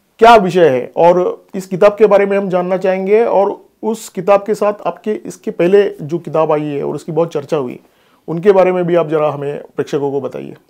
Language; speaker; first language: Hindi; non-native, local second language; Marathi